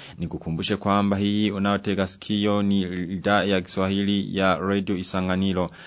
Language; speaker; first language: Swahili; non-native, local second language; Rundi